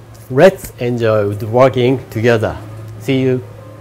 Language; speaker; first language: English; non-native, learner; Japanese